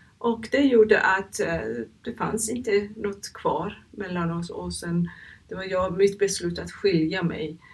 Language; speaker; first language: Swedish; non-native, fluent; Persian